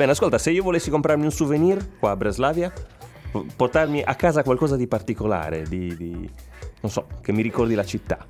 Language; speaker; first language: Italian; native; Italian